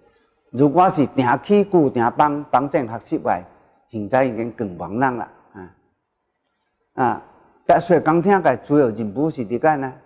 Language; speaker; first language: Chinese; non-native, local second language; Min Nan Chinese